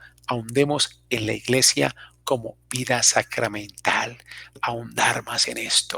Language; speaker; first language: Spanish; native; Spanish